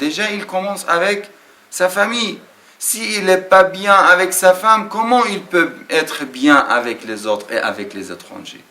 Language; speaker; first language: French; non-native, fluent; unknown